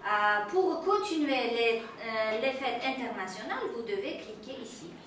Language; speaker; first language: French; non-native, fluent; Uzbek